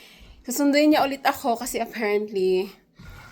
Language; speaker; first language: Filipino; non-native, local second language; Cebuano